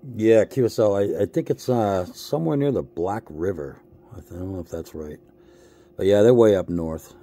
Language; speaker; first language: English; native; English